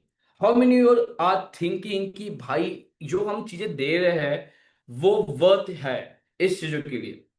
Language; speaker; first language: Hindi; native; Hindi